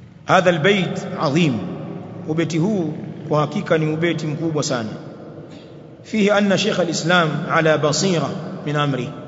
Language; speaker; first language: Arabic; non-native, fluent; Swahili